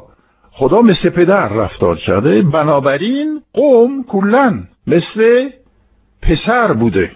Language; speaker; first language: Persian; non-native, fluent; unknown